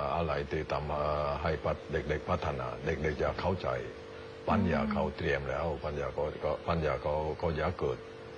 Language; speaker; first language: Thai; non-native, learner; Indonesian